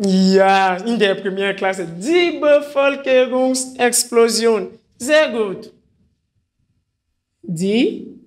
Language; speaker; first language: German; non-native, fluent; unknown